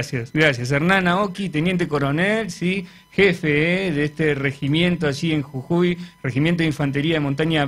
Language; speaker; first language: Spanish; native; Spanish